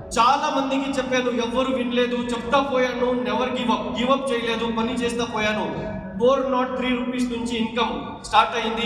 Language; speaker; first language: Telugu; non-native, local second language; Urdu